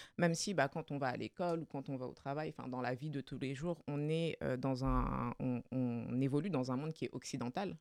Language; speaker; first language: French; early bilingual, other home language; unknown